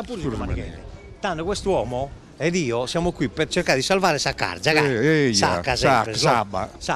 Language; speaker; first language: Italian; native; Italian